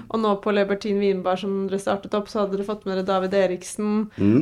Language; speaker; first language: Norwegian; native; Norwegian